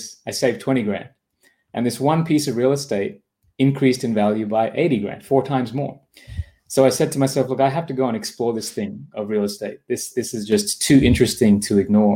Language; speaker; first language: English; native; English